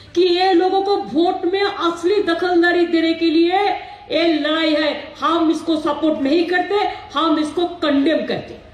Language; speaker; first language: Hindi; non-native, local second language; Bangla